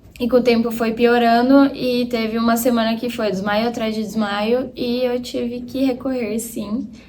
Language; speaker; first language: Portuguese; early bilingual, other home language; Spanish